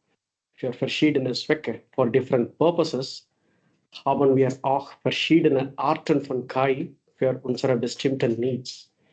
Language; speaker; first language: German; non-native, fluent; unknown